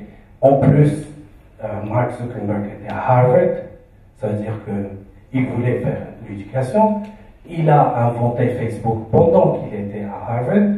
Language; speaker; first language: French; non-native, local second language; Arabic